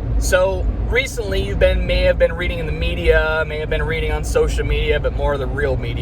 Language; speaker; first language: English; native; English